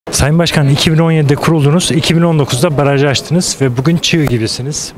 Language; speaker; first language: Turkish; native; Turkish